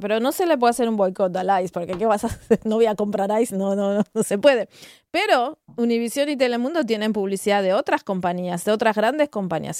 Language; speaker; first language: Spanish; native; Spanish